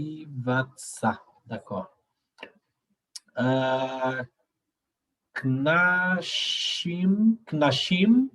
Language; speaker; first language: Russian; non-native, learner; Portuguese